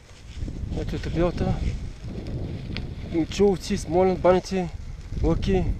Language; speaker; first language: Bulgarian; native; Bulgarian